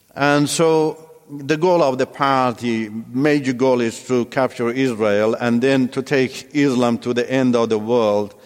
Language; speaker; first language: English; non-native, fluent; Turkish